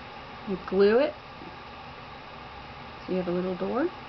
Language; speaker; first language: English; native; English